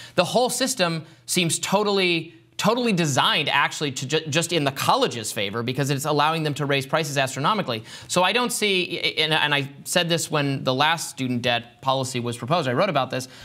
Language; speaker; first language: English; native; English